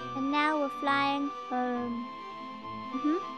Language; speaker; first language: English; native; English